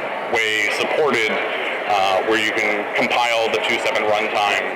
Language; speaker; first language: English; native; English